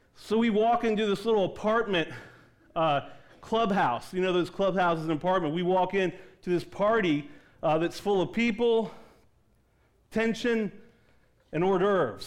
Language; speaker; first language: English; native; English